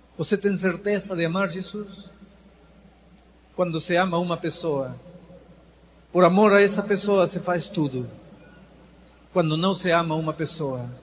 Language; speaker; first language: Portuguese; non-native, fluent; Spanish